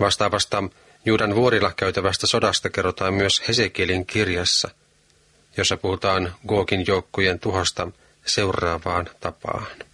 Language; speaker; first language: Finnish; native; Finnish